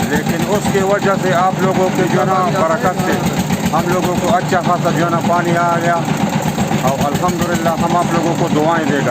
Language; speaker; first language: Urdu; non-native, local second language; Baluchi